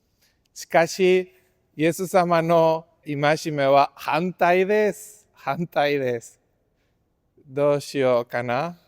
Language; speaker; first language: Japanese; non-native, fluent; Spanish